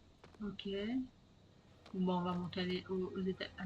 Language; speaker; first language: French; native; French